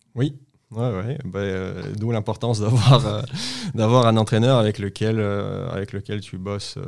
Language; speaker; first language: French; non-native, fluent; Uzbek